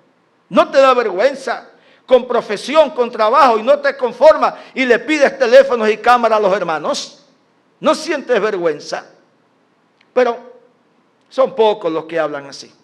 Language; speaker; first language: Spanish; native; Spanish